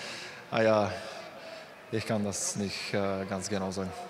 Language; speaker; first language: German; non-native, fluent; Bulgarian